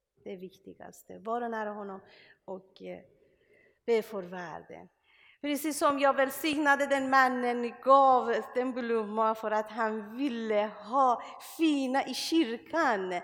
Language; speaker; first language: Swedish; non-native, learner; Persian